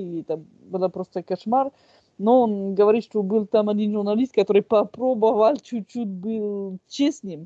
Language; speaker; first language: Russian; non-native, fluent; French